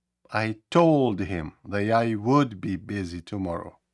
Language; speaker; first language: English; non-native, fluent; Ukrainian